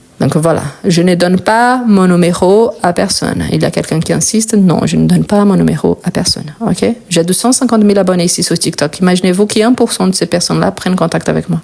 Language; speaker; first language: French; non-native, fluent; Portuguese